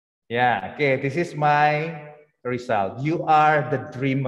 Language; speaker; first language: English; non-native, fluent; Indonesian